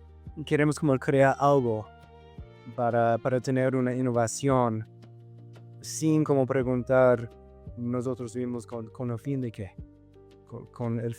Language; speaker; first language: Spanish; non-native, fluent; English